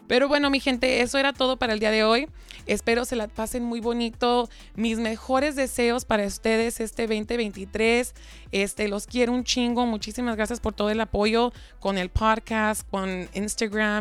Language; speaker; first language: Spanish; early bilingual, heritage; Spanish